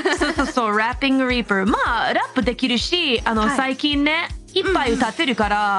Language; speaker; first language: Japanese; non-native, fluent; English